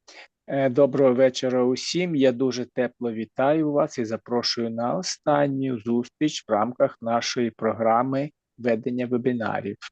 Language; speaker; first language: Ukrainian; native; Ukrainian